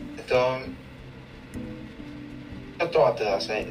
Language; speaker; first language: Japanese; non-native, learner; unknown